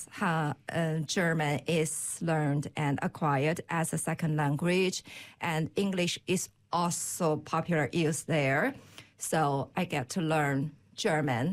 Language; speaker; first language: English; non-native, fluent; Chinese